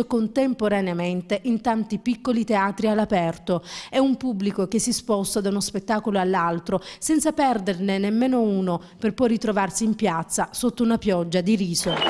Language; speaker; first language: Italian; native; Italian